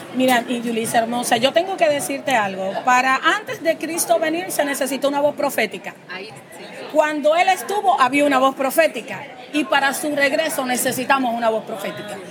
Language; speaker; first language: Spanish; early bilingual, heritage; Spanish